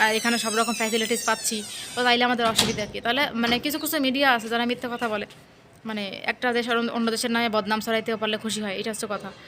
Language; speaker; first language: Bangla; native; Bangla